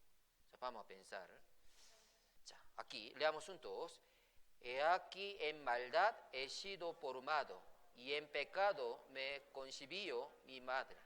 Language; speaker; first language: Spanish; non-native, fluent; Korean